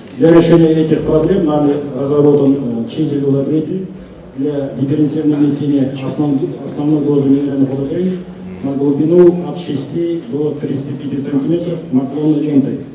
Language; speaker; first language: Russian; non-native, local second language; Kazakh